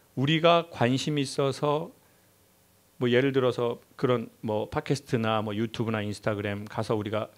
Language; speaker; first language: Korean; native; Korean